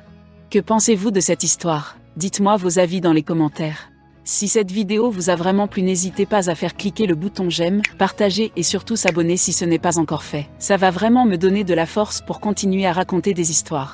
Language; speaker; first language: French; non-native, local second language; Haitian Creole